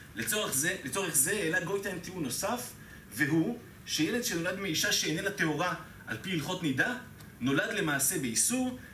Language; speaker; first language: Hebrew; native; Hebrew